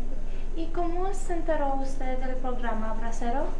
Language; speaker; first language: Spanish; early bilingual, heritage; Spanish